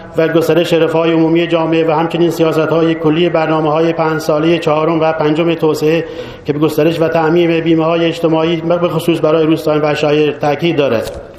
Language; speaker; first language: Persian; non-native, local second language; Baluchi